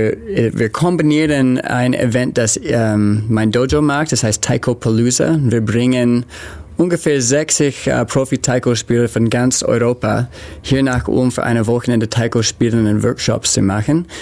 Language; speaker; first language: German; non-native, learner; English